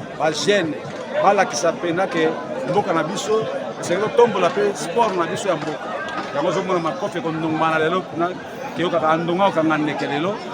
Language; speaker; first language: Lingala; native; Lingala